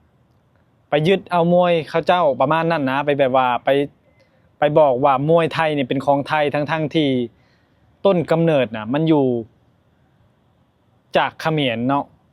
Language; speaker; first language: Thai; non-native, local second language; Lao